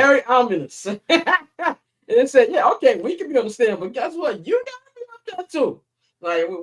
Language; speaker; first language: English; native; English